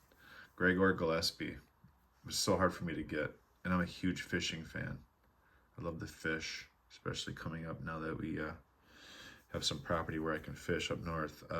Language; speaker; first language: English; native; English